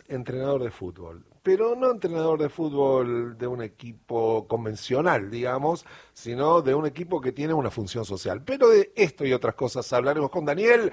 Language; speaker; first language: Spanish; native; Spanish